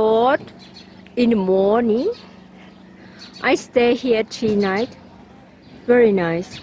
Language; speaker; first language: English; non-native, learner; Thai